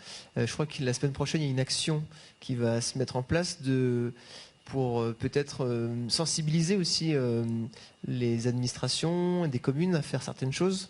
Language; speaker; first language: French; native; French